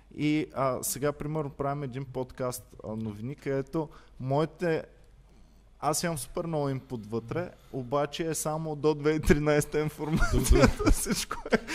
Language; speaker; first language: Bulgarian; native; Bulgarian